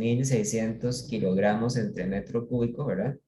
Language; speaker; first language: Spanish; native; Spanish